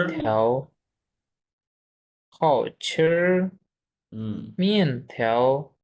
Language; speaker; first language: Chinese; non-native, learner; Urdu